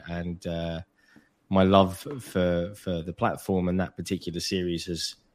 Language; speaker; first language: English; native; English